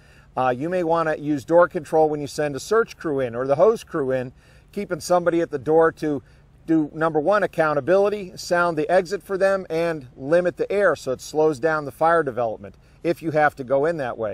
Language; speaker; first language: English; native; English